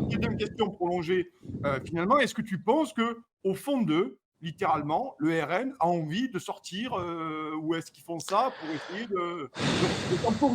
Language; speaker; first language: French; native; French